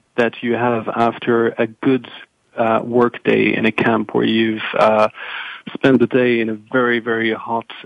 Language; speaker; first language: English; non-native, fluent; French